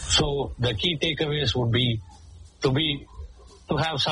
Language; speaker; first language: English; non-native, local second language; Tamil